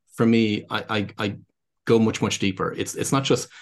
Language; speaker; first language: English; native; English